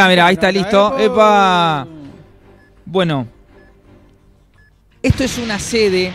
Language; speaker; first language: Spanish; native; Spanish